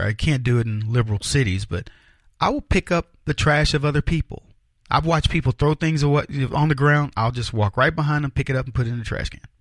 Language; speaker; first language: English; native; English